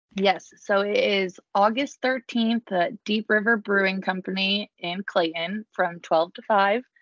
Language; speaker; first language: English; native; English